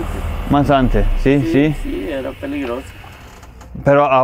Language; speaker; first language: Spanish; non-native, learner; Serbian